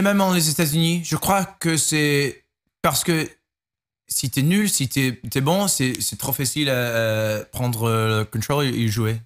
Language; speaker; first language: French; non-native, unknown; English